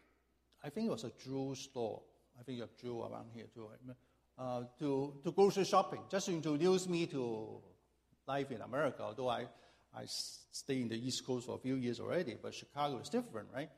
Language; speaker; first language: English; non-native, local second language; Cantonese